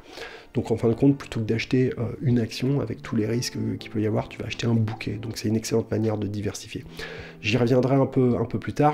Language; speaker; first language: French; native; French